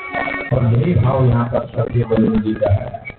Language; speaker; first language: Hindi; native; Hindi